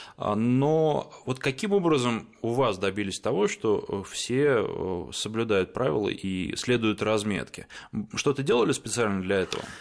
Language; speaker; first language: Russian; native; Russian